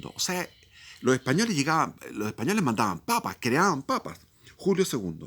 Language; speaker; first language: Spanish; native; Spanish